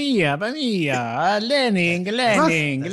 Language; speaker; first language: German; non-native, learner; Italian